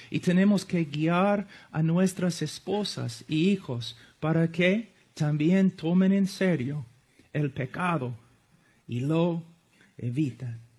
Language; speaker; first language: Spanish; non-native, fluent; English